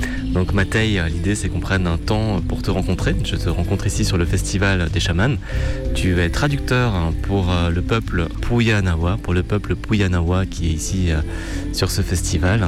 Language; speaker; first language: French; native; French